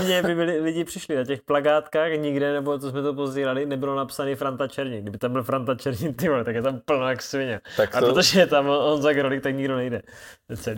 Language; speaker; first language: Czech; native; Czech